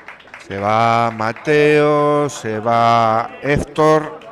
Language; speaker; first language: Spanish; native; Spanish